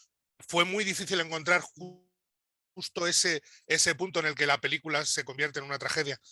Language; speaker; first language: Spanish; native; Spanish